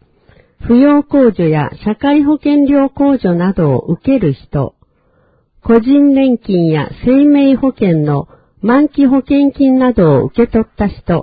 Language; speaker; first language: Japanese; native; Japanese